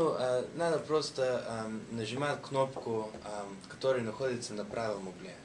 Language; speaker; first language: Russian; non-native, learner; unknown